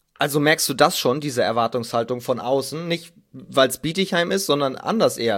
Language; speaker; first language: German; native; German